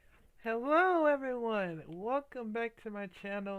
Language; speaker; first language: English; native; English